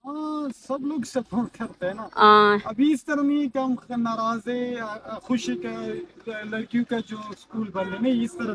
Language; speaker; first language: Hindi; non-native, fluent; Pashto